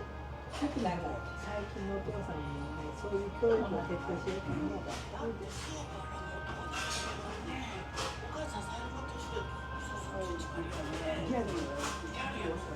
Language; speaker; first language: Japanese; native; Japanese